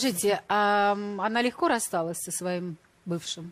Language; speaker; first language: Russian; native; Russian